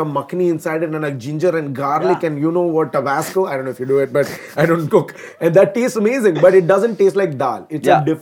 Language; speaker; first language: English; non-native, local second language; Malayalam